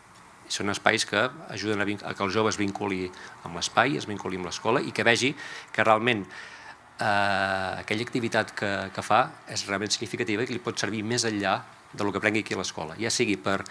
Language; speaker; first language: Catalan; native; Catalan